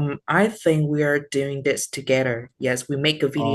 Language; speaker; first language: English; non-native, learner; Vietnamese